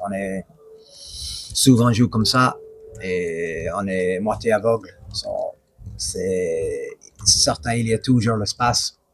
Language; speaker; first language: French; non-native, fluent; English